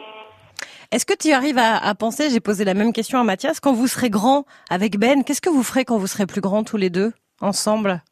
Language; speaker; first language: French; native; French